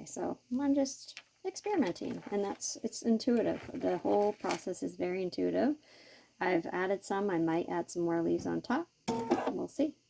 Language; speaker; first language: English; native; English